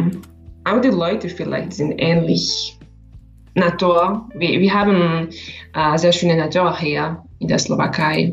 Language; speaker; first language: German; non-native, learner; Slovak